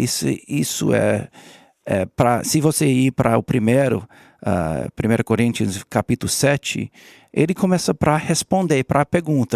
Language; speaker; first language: Portuguese; non-native, learner; English